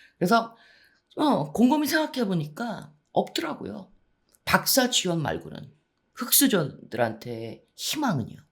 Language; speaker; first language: Korean; early bilingual, heritage; Korean